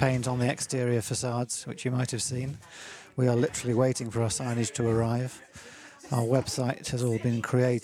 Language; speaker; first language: English; native; English